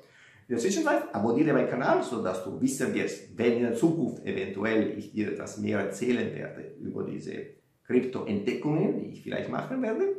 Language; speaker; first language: German; non-native, fluent; Italian